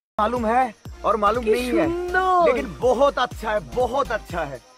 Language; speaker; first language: Hindi; non-native, local second language; Bangla